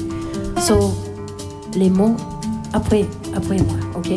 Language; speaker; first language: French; non-native, fluent; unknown